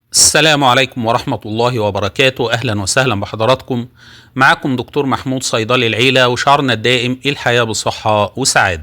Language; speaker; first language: Arabic; native; Arabic